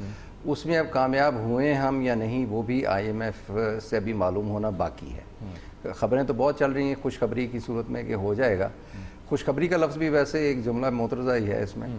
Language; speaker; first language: Urdu; native; Urdu